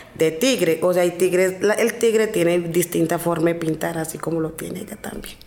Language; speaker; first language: Spanish; non-native, local second language; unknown